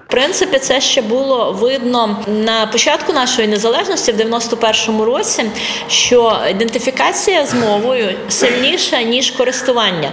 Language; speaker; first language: Ukrainian; non-native, local second language; Russian